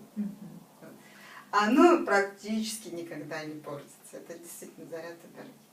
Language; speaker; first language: Russian; native; Russian